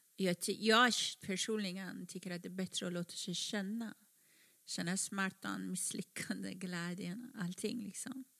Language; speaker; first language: Swedish; non-native, fluent; Persian